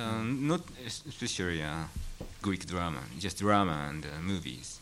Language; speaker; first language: English; non-native, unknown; Japanese